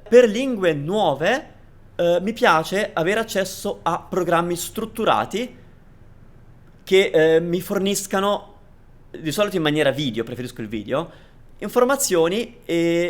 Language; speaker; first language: Italian; native; Italian